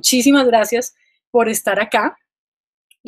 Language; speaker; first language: Spanish; native; Spanish